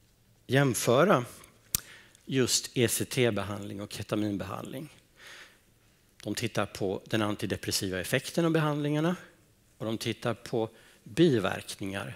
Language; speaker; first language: Swedish; native; Swedish